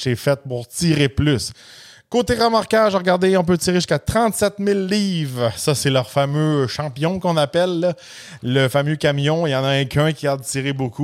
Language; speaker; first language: French; native; French